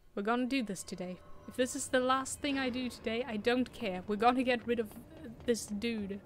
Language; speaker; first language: English; non-native, fluent; German